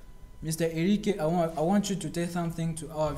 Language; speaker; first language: English; non-native, learner; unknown